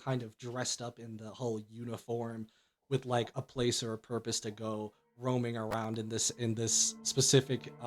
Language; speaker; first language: English; native; English